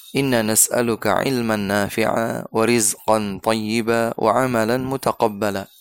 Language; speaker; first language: Arabic; non-native, fluent; Indonesian